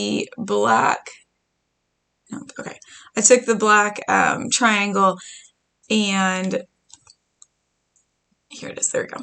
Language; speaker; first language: English; native; English